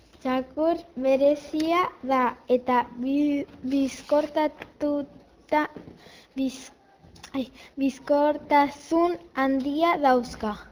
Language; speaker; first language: Basque; non-native, learner; Spanish